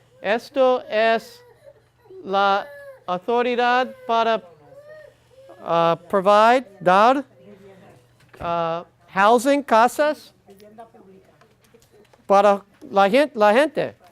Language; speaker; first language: Spanish; non-native, learner; English